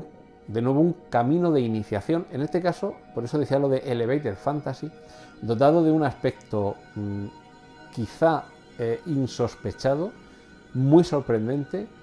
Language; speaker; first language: Spanish; native; Spanish